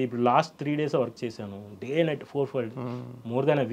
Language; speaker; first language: Telugu; non-native, fluent; Tamil